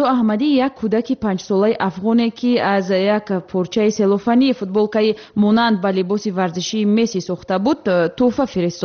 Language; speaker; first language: Tajik; native; Tajik